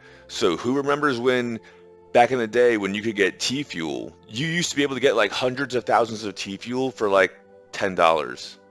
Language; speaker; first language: English; native; English